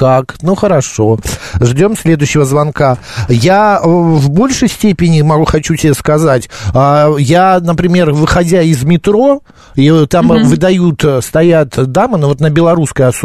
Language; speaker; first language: Russian; native; Russian